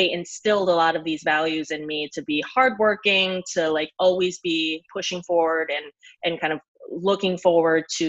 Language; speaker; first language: English; native; English